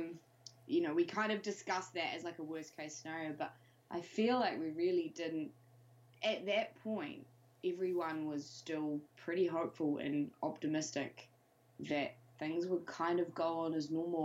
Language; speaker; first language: English; native; English